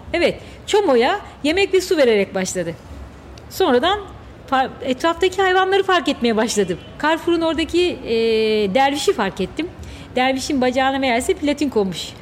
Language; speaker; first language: Turkish; native; Turkish